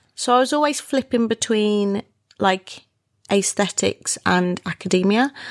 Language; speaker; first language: English; native; English